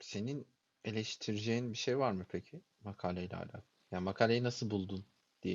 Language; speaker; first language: Turkish; native; Turkish